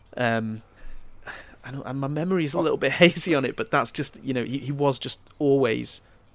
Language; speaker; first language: English; native; English